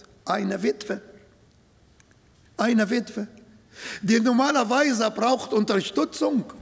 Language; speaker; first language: German; non-native, fluent; Arabic